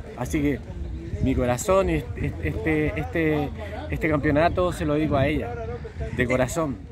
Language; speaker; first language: Spanish; native; Spanish